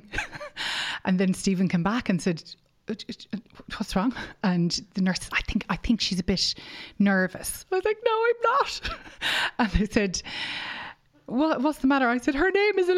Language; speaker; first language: English; native; English